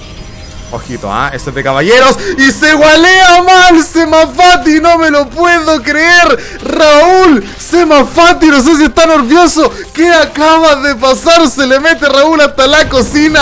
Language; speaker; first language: Spanish; native; Spanish